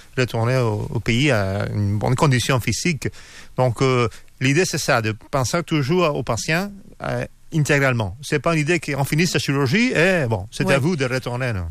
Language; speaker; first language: French; non-native, learner; Spanish